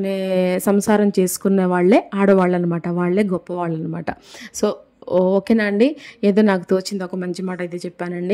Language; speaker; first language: Telugu; native; Telugu